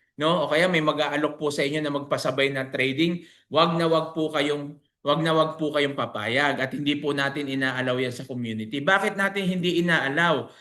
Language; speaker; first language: Filipino; native; Filipino